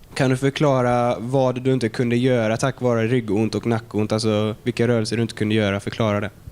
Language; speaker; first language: Swedish; native; Swedish